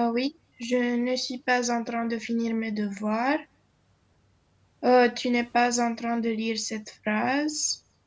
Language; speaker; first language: French; non-native, learner; Romanian